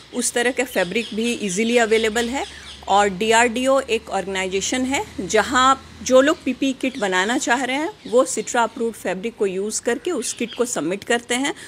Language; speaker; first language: Hindi; native; Hindi